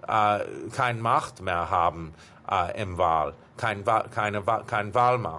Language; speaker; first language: German; non-native, fluent; English